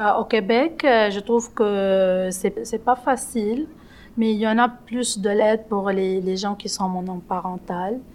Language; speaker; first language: French; non-native, local second language; Arabic